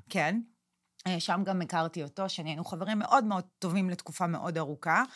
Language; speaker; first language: Hebrew; native; Hebrew